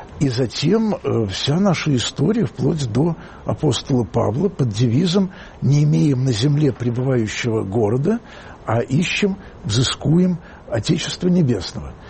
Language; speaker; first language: Russian; native; Russian